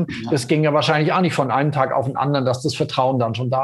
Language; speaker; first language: German; native; German